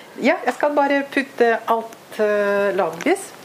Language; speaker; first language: Norwegian; non-native, fluent; Russian